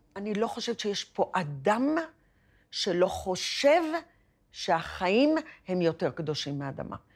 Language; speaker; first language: Hebrew; early bilingual, other home language; Arabic